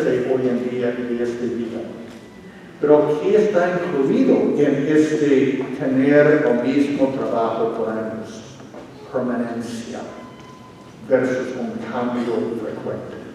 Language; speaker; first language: Spanish; non-native, fluent; English